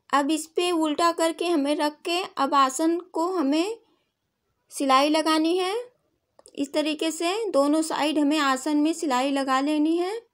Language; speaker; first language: Hindi; native; Hindi